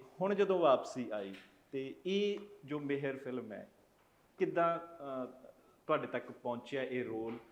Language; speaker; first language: Punjabi; native; Punjabi